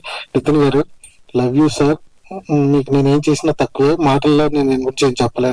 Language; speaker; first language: Telugu; native; Telugu